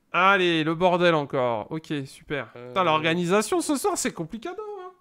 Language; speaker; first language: French; native; French